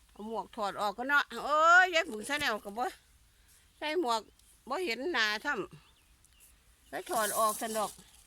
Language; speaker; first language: Thai; native; Thai